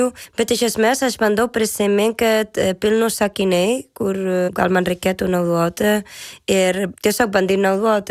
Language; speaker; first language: Lithuanian; non-native, learner; Spanish